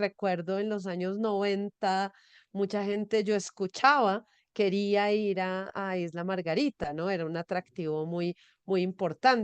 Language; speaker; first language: Spanish; native; Spanish